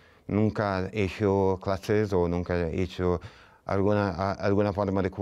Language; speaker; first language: Spanish; non-native, fluent; Portuguese